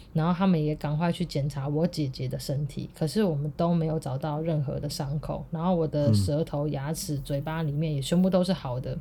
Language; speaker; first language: Chinese; native; Chinese